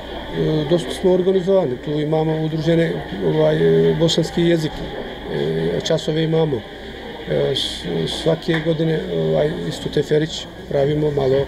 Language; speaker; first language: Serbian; early bilingual, heritage; Croatian